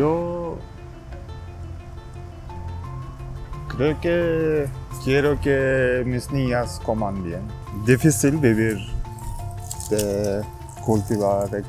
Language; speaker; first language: Spanish; non-native, learner; Turkish